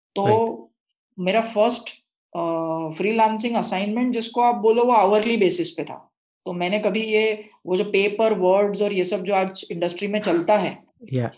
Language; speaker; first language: Hindi; non-native, local second language; Marathi